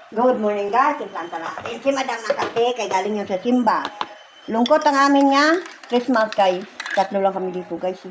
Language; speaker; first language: Filipino; non-native, local second language; Hiligaynon